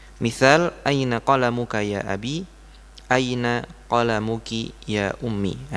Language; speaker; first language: Arabic; non-native, fluent; Indonesian